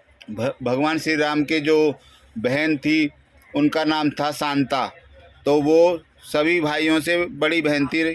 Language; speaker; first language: Hindi; native; Hindi